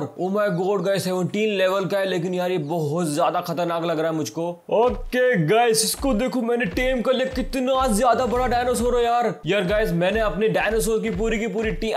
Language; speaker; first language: Hindi; native; Hindi